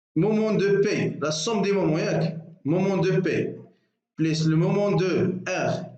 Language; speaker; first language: French; non-native, local second language; Arabic